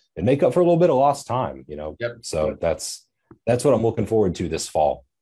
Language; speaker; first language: English; native; English